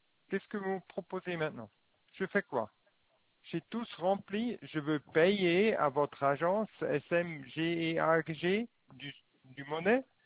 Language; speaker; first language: French; non-native, learner; Swiss German